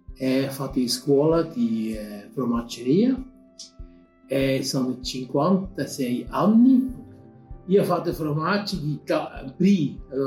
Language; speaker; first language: Italian; non-native, learner; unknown